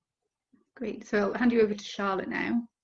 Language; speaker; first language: English; native; English